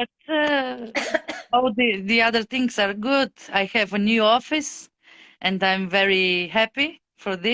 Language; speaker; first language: English; non-native, fluent; Bulgarian